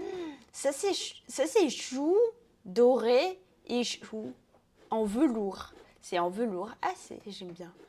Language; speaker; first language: French; non-native, fluent; Russian